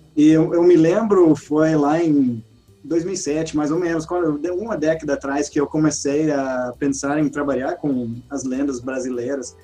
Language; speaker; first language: Portuguese; non-native, fluent; English